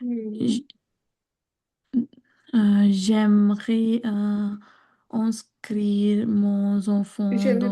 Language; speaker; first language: French; non-native, learner; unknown